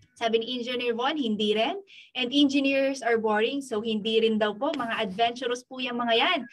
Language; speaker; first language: Filipino; non-native, local second language; Pampanga